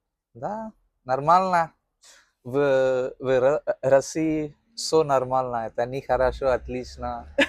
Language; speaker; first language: Russian; non-native, learner; Tamil